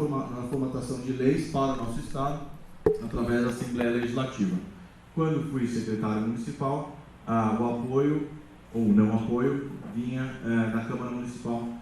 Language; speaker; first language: Portuguese; native; Portuguese